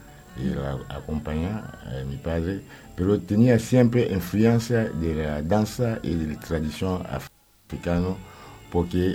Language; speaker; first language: Spanish; non-native, learner; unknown